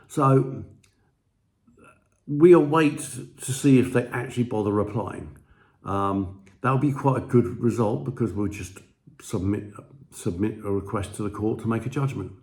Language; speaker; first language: English; native; English